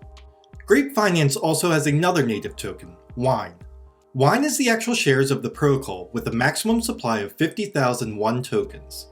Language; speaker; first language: English; native; English